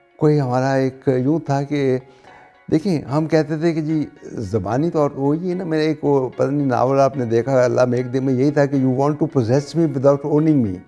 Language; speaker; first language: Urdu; non-native, local second language; Punjabi